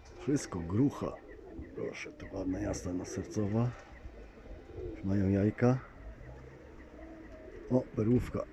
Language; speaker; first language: Polish; native; Polish